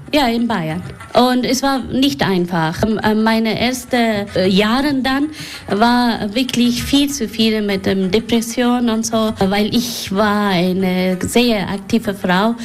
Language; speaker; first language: German; non-native, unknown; Persian